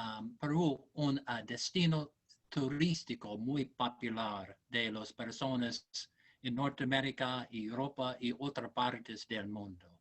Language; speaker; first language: Spanish; non-native, learner; English